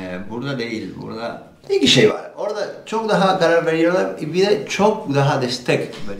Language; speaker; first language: Turkish; non-native, learner; Spanish